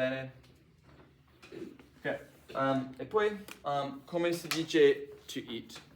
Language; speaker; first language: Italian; non-native, fluent; English